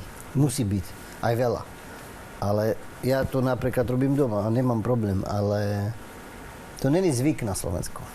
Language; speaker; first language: Slovak; non-native, learner; Arabic